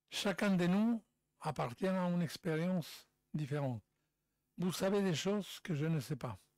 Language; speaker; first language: French; non-native, fluent; Spanish